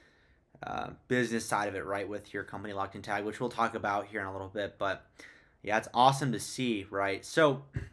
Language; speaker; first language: English; native; English